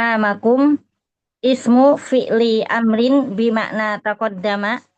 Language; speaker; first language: Arabic; non-native, learner; Indonesian